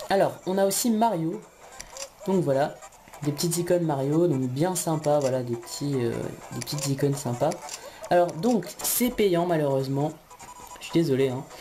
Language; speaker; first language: French; native; French